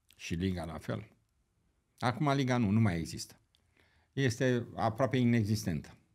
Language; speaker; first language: Romanian; native; Romanian